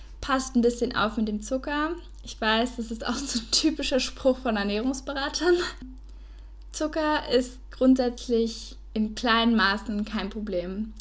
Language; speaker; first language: German; native; German